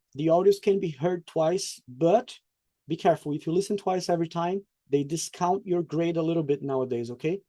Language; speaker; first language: English; non-native, fluent; Portuguese